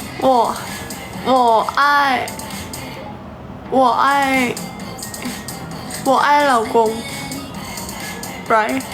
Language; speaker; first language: Chinese; non-native, learner; Thai